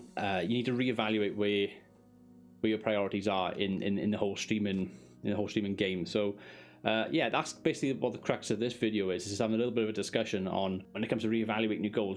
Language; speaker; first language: English; native; English